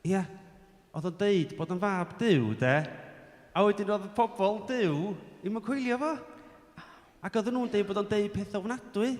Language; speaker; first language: Welsh; native; Welsh